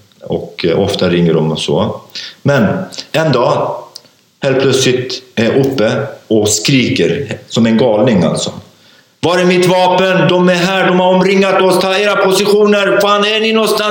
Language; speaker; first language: Swedish; non-native, fluent; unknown